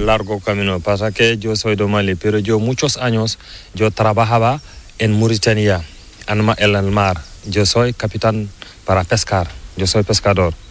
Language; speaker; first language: Spanish; non-native, learner; Fula